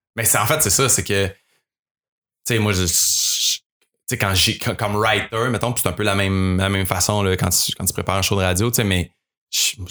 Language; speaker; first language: French; native; French